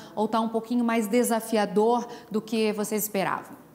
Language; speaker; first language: Portuguese; native; Portuguese